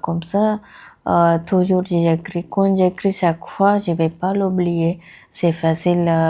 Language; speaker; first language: French; non-native, learner; Tamil